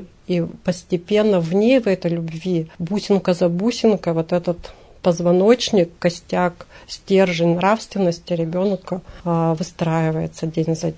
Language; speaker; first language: Russian; native; Russian